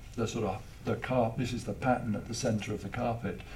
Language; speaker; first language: English; native; English